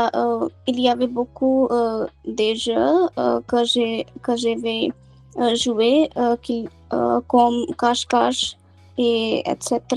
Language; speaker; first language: French; non-native, learner; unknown